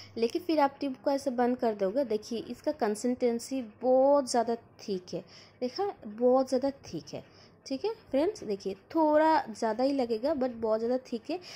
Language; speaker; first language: Hindi; non-native, local second language; Bangla